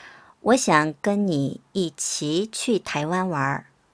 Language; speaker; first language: Chinese; non-native, fluent; Korean